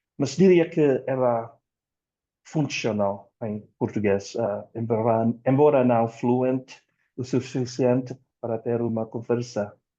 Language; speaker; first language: Portuguese; non-native, fluent; Indonesian